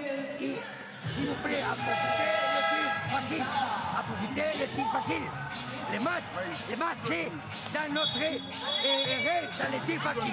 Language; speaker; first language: French; non-native, learner; Spanish